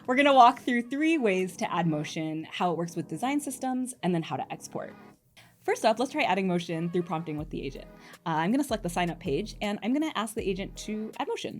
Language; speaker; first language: English; native; English